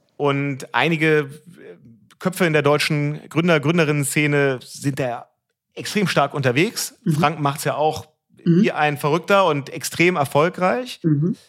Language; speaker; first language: German; native; German